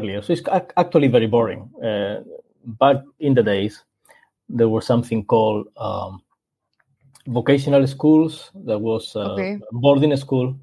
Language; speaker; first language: English; non-native, fluent; Spanish